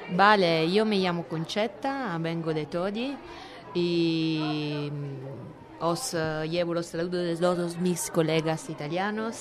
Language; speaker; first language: Spanish; non-native, fluent; Italian